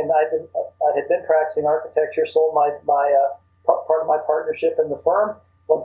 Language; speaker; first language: English; native; English